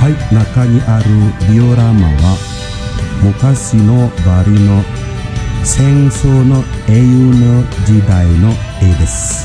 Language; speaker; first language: Japanese; non-native, learner; Indonesian